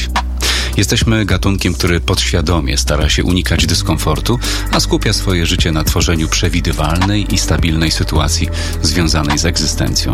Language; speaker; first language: Polish; native; Polish